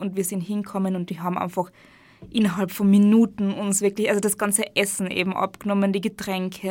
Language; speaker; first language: German; native; German